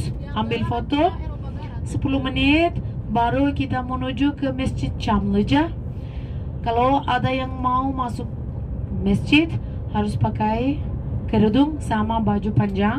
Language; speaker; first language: Indonesian; non-native, fluent; Turkish